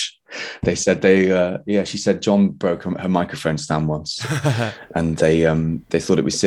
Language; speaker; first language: English; native; English